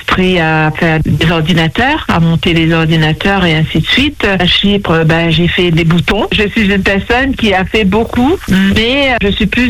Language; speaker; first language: French; non-native, local second language; Morisyen